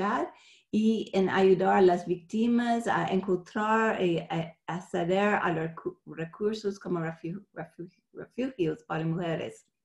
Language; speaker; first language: Spanish; non-native, fluent; English